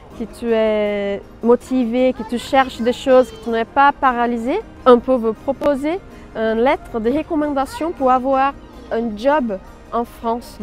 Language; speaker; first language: French; non-native, fluent; Portuguese